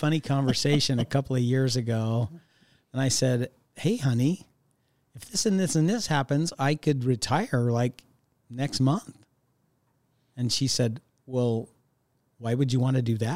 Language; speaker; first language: English; native; English